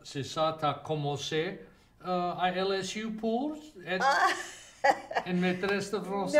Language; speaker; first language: French; native; French